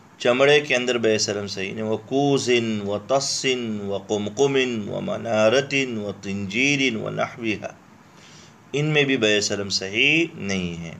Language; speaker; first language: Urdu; non-native, local second language; Konkani